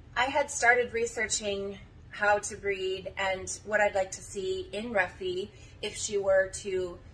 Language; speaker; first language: English; native; English